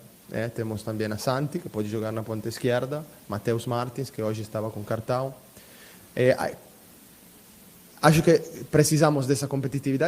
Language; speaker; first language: Portuguese; non-native, fluent; Italian